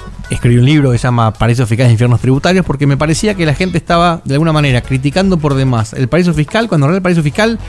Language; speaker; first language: Spanish; native; Spanish